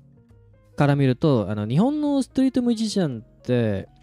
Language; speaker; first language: Japanese; non-native, fluent; Indonesian